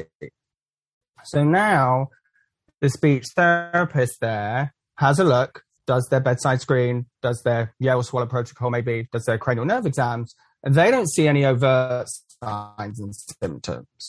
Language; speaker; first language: English; native; English